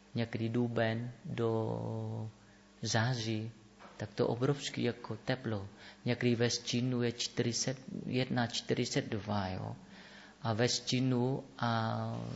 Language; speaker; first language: Czech; non-native, learner; Vietnamese